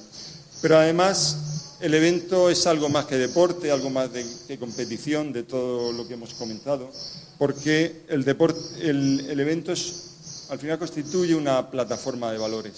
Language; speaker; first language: Spanish; native; Spanish